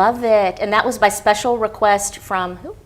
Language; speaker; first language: English; native; English